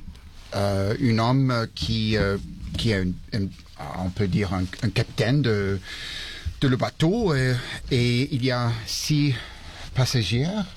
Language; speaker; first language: French; early bilingual, heritage; English